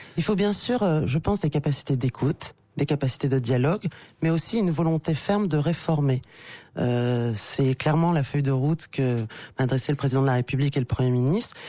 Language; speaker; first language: French; native; French